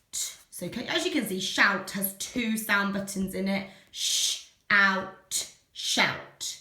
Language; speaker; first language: English; native; English